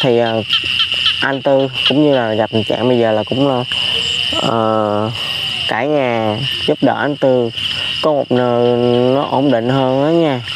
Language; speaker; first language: Vietnamese; native; Vietnamese